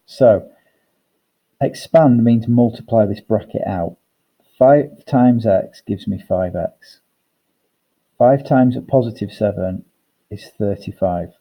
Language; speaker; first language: English; native; English